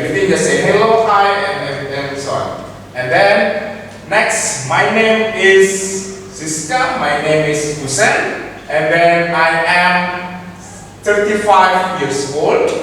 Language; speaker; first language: English; non-native, fluent; Indonesian